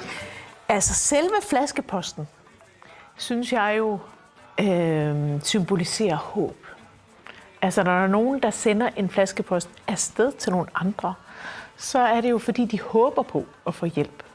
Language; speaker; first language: Danish; native; Danish